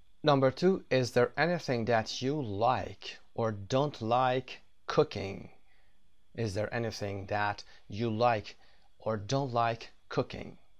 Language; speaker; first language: English; non-native, fluent; Persian